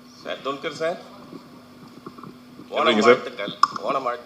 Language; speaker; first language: Tamil; native; Tamil